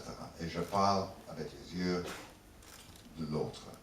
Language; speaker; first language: French; non-native, learner; English